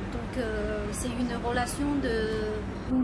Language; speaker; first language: French; non-native, fluent; Chinese